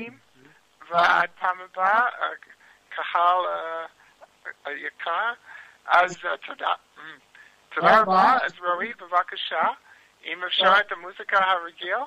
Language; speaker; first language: Hebrew; non-native, learner; English